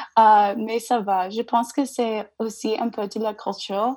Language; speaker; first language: French; non-native, learner; English